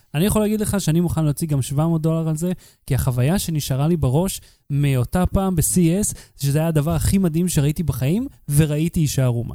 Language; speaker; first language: Hebrew; native; Hebrew